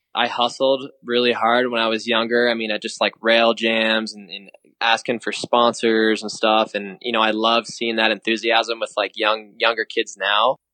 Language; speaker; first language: English; native; English